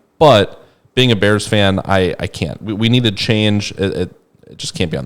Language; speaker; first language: English; native; English